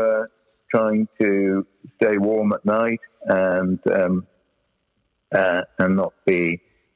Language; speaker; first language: English; native; English